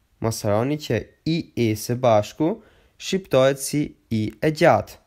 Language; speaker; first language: Albanian; native; Albanian